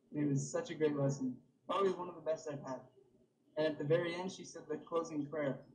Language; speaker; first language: English; native; English